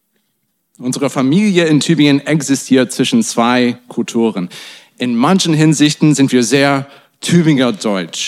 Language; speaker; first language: German; non-native, fluent; English